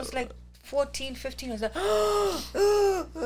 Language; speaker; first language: English; non-native, fluent; German